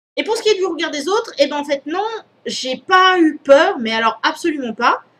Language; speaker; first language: French; native; French